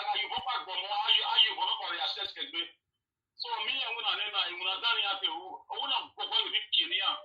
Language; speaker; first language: Nigerian Pidgin; non-native, local second language; Bini